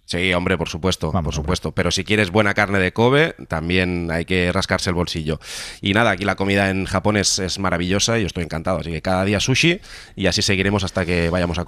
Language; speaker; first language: Spanish; native; Spanish